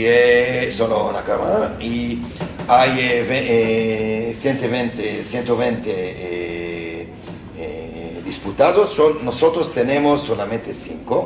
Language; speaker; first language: Spanish; non-native, fluent; Hebrew